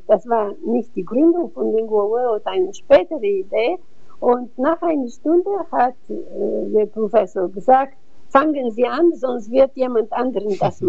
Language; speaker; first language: German; non-native, fluent; Bulgarian